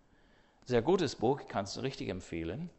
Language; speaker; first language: German; non-native, fluent; English